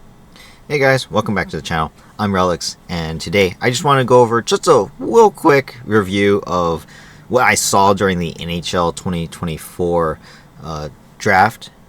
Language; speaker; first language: English; native; English